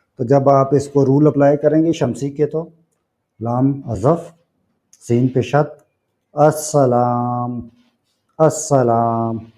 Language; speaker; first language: Urdu; non-native, local second language; Punjabi